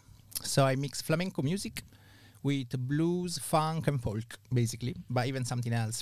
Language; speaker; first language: English; non-native, fluent; Italian